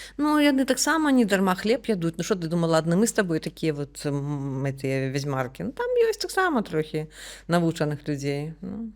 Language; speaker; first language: Belarusian; non-native, local second language; Russian